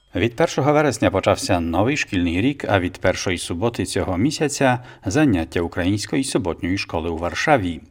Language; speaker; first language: Ukrainian; native; Ukrainian